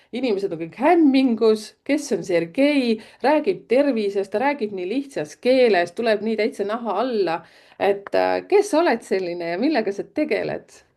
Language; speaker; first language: Estonian; native; Estonian